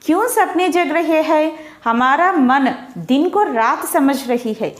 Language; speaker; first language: Hindi; non-native, local second language; Telugu